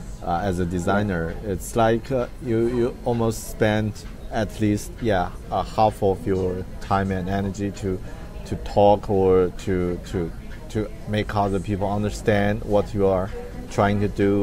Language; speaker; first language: English; non-native, fluent; Chinese